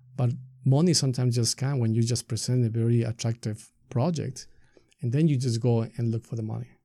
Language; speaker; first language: English; non-native, fluent; Spanish